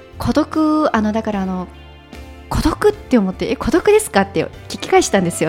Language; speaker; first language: Japanese; non-native, fluent; Chinese